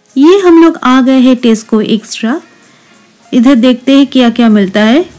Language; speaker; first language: Hindi; non-native, local second language; Bangla